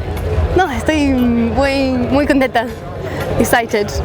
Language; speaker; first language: Spanish; non-native, learner; English